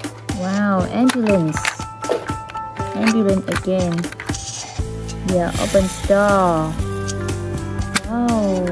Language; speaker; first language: English; non-native, learner; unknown